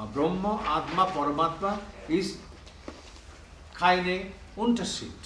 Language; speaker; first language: German; non-native, learner; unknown